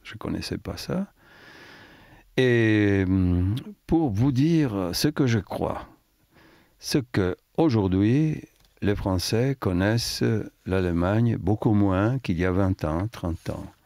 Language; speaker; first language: French; non-native, fluent; Italian